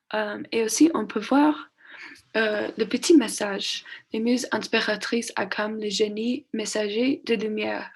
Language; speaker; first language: French; non-native, learner; English